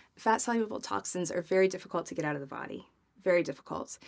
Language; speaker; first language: English; native; English